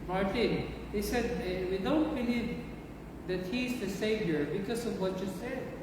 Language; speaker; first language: English; non-native, local second language; Filipino